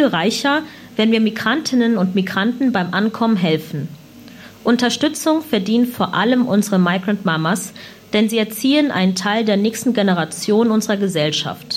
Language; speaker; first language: German; early bilingual, other home language; Punjabi